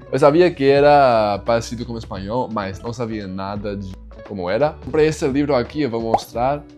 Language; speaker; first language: Portuguese; non-native, learner; English